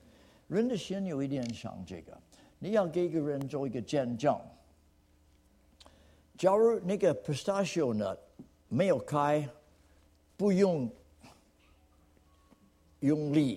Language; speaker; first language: Chinese; non-native, fluent; English